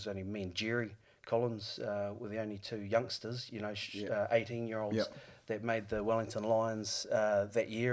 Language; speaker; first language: English; native; English